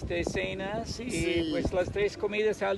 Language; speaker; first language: Spanish; non-native, fluent; English